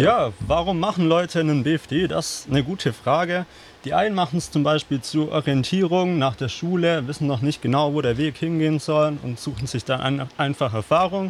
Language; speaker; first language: German; native; German